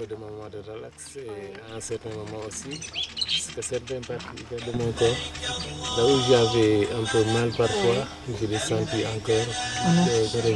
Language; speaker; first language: French; non-native, local second language; Wolof